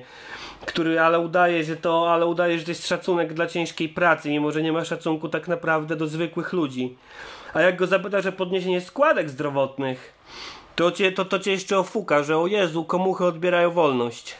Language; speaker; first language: Polish; native; Polish